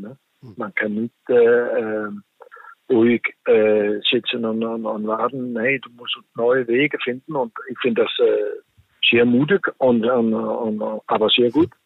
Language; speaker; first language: German; non-native, fluent; Danish